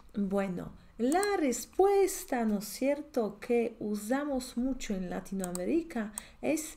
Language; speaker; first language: Spanish; non-native, fluent; Polish